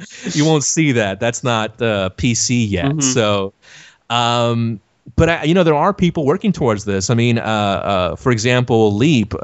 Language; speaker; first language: English; native; English